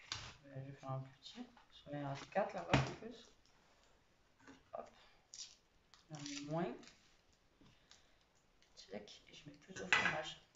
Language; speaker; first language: French; native; French